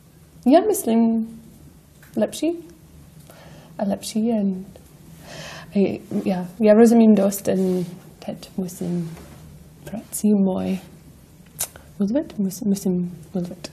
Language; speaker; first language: Czech; non-native, learner; English